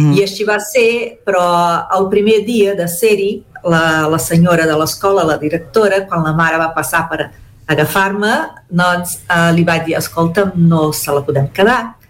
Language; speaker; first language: Catalan; early bilingual, heritage; Catalan